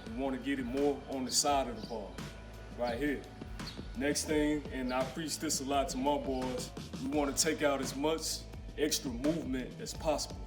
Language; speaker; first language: English; native; English